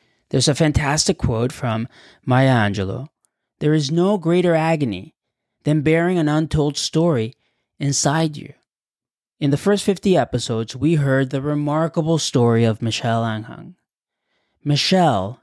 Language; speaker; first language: English; early bilingual, other home language; Spanish